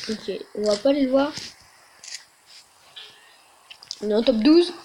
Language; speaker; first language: French; native; French